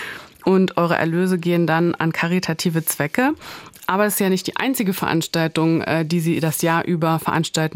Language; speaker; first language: German; native; German